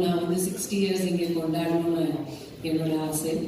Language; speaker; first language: Tamil; non-native, fluent; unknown